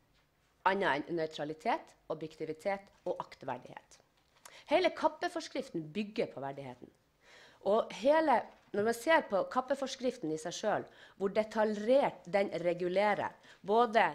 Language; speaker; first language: Norwegian; early bilingual, other home language; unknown